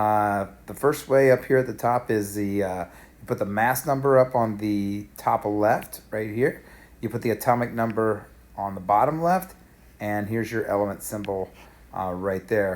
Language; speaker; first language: English; native; English